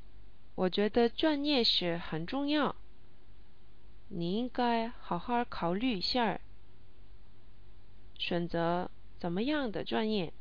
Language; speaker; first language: Chinese; non-native, learner; English